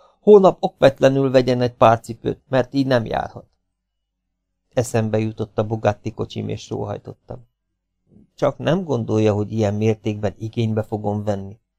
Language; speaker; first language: Hungarian; native; Hungarian